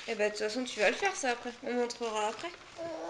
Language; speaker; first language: French; native; French